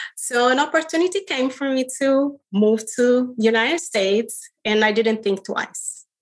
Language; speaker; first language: English; non-native, fluent; Portuguese